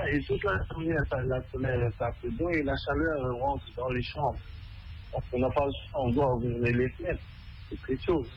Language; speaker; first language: French; non-native, fluent; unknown